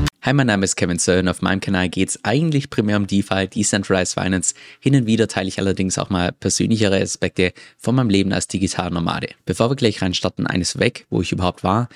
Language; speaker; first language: German; native; German